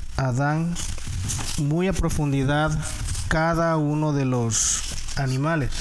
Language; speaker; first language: Spanish; native; Spanish